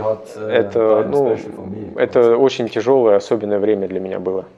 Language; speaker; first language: Russian; non-native, fluent; German